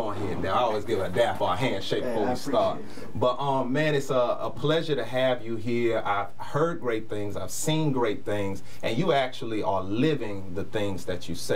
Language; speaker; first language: English; native; English